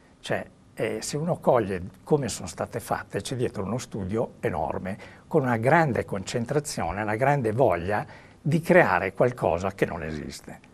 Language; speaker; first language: Italian; native; Italian